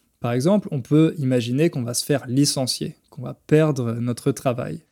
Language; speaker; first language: French; native; French